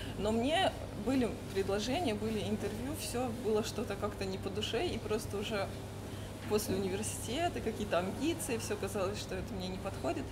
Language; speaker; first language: Russian; native; Russian